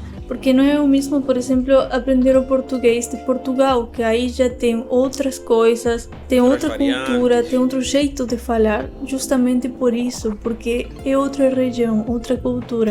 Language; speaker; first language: Portuguese; non-native, fluent; Spanish